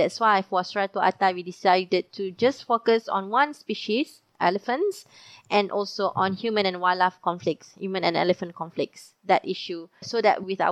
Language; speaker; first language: English; non-native, local second language; Malay